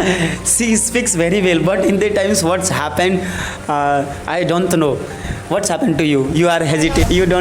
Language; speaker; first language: English; non-native, local second language; Hindi